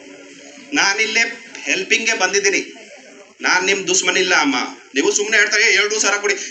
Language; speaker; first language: Kannada; non-native, learner; Hindi